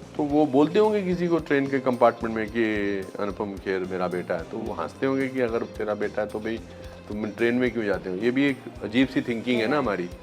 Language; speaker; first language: Hindi; native; Hindi